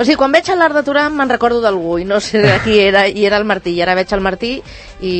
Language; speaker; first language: Catalan; native; Catalan